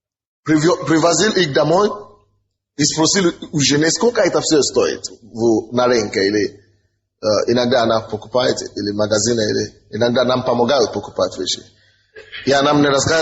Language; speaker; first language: Russian; non-native, fluent; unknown